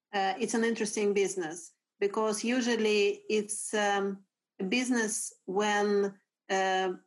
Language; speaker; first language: English; non-native, fluent; Russian